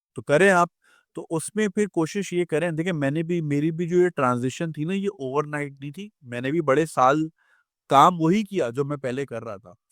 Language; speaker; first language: Urdu; native; Urdu